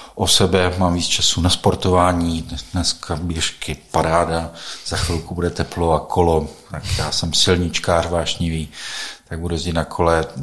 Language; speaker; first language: Czech; native; Czech